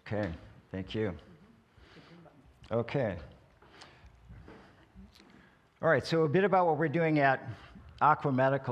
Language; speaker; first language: English; native; English